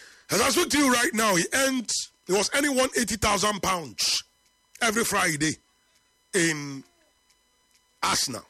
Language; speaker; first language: English; non-native, local second language; Igbo